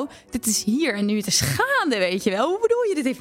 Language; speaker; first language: Dutch; native; Dutch